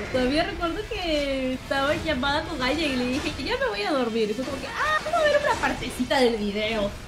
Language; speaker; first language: Spanish; native; Spanish